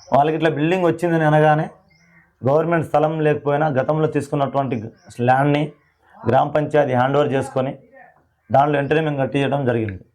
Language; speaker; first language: Telugu; non-native, local second language; Lambadi